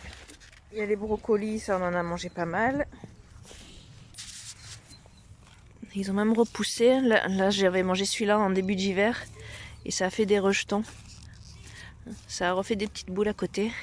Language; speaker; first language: French; native; French